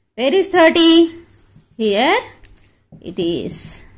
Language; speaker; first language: English; non-native, local second language; Telugu